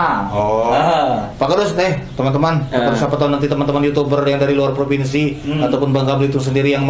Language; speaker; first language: Malay; native; Malay